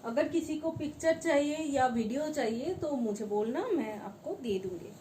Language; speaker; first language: Hindi; non-native, local second language; Bangla